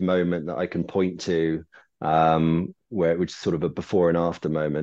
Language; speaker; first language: English; native; English